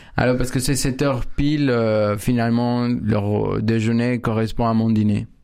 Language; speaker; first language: French; non-native, fluent; Spanish